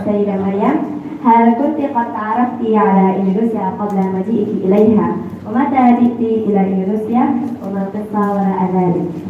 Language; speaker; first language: Arabic; non-native, learner; Indonesian